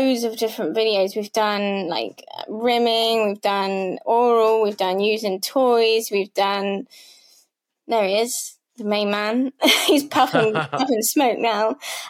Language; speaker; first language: English; native; English